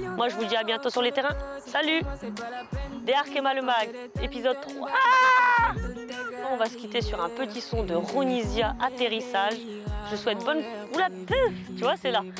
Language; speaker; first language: French; native; French